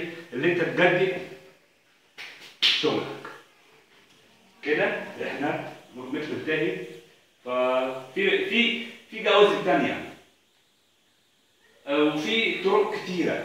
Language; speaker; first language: Arabic; native; Arabic